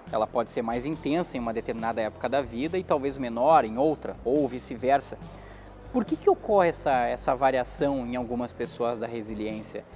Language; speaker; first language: Portuguese; native; Portuguese